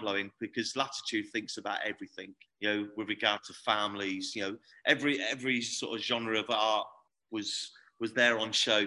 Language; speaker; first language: English; native; English